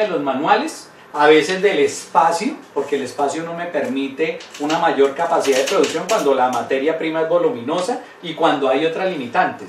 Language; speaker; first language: Spanish; native; Spanish